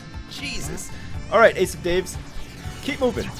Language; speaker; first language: English; native; English